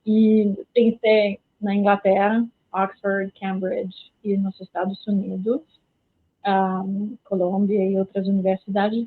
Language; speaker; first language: Portuguese; non-native, fluent; French